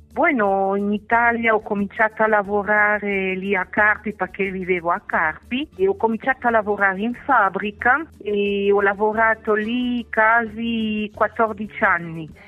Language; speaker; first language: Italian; early bilingual, heritage; French